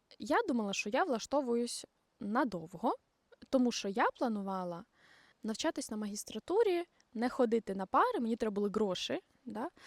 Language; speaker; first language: Ukrainian; non-native, local second language; Russian